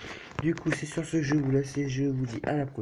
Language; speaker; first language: French; native; French